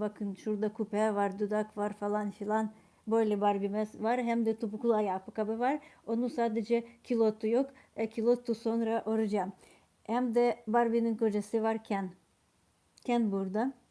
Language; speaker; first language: Turkish; non-native, fluent; Ukrainian